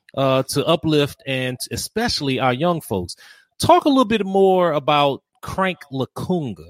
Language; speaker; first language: English; native; English